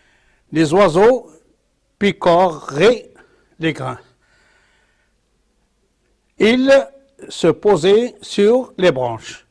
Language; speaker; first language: French; non-native, local second language; Arabic